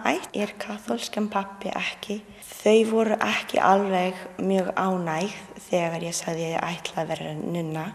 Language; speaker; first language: Icelandic; non-native, learner; English